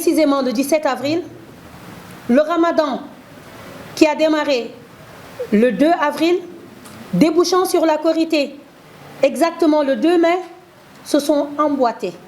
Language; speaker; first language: French; non-native, local second language; Wolof